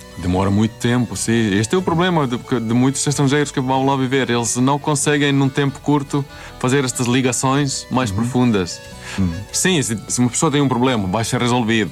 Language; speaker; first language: Portuguese; non-native, fluent; Swedish